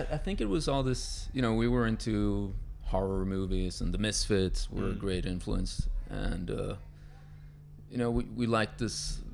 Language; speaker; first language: English; non-native, fluent; Spanish